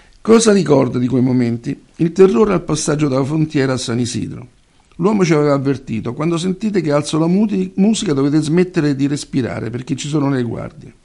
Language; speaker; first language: Italian; native; Italian